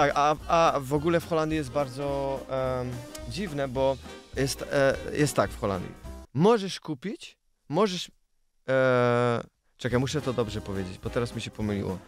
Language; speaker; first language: Polish; early bilingual, other home language; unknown